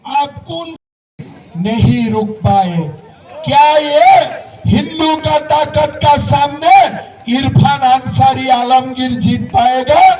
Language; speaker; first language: Hindi; non-native, local second language; Assamese